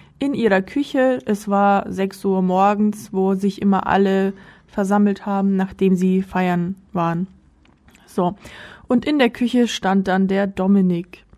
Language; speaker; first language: German; early bilingual, other home language; Russian